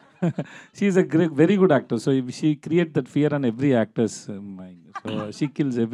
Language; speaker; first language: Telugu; non-native, learner; Tamil